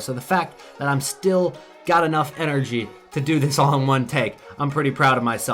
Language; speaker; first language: English; native; English